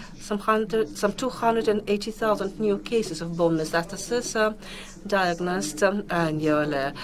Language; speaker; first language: English; non-native, fluent; Russian